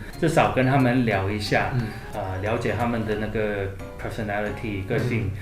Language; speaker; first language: Chinese; non-native, local second language; English